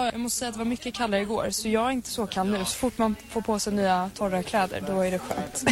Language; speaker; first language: Swedish; native; Swedish